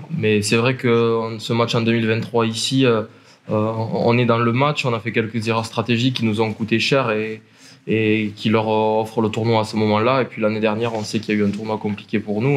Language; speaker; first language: French; native; French